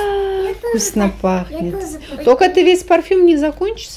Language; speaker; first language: Russian; native; Russian